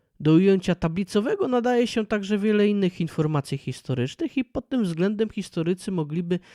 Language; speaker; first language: Polish; native; Polish